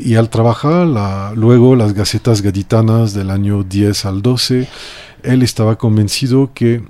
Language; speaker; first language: Spanish; non-native, fluent; French